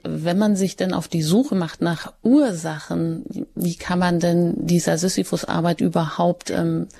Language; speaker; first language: German; native; German